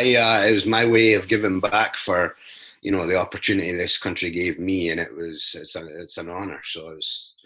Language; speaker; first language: English; native; English